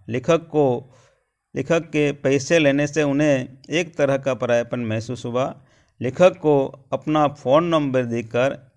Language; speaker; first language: Hindi; non-native, local second language; Gujarati